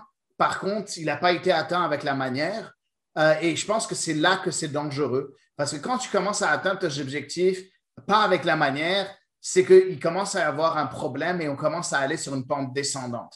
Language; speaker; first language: French; native; French